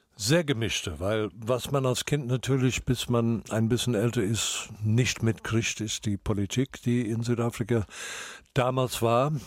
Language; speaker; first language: German; non-native, fluent; English